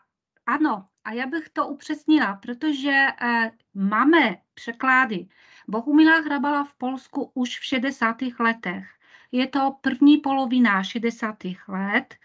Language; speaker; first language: Czech; non-native, fluent; Polish